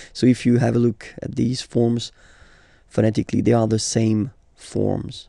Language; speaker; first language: English; non-native, fluent; French